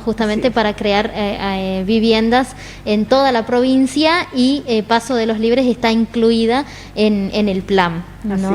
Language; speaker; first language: Spanish; native; Spanish